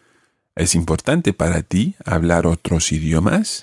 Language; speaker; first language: Spanish; non-native, fluent; English